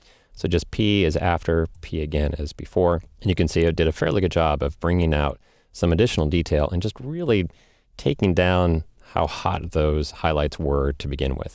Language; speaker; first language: English; native; English